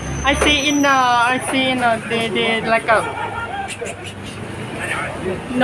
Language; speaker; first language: English; non-native, learner; Thai